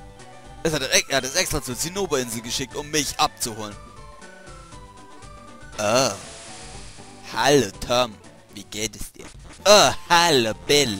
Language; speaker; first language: German; native; German